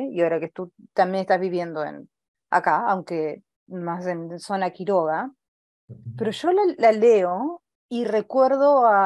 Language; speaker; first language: Spanish; native; Spanish